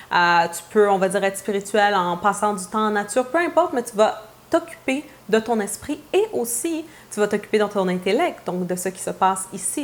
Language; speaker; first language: French; native; French